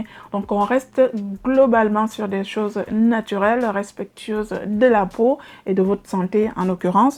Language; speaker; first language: French; native; French